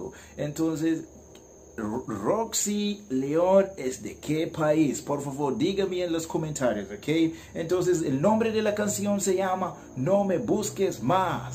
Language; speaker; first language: Spanish; non-native, learner; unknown